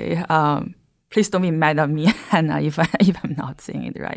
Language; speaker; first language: English; non-native, fluent; Chinese